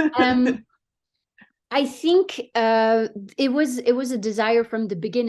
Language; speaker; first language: English; non-native, fluent; French